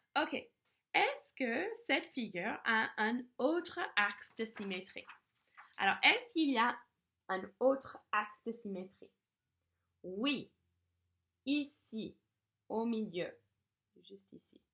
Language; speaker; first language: French; non-native, fluent; English